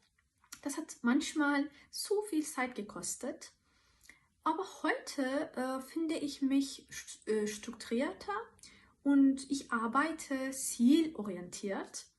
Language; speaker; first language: German; non-native, fluent; Turkish